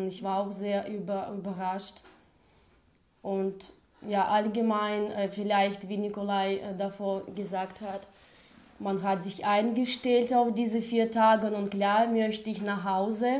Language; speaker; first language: German; non-native, fluent; Russian